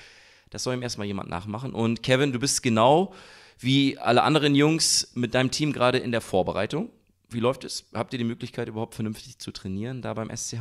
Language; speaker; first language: German; native; German